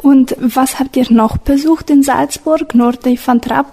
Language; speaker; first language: German; native; German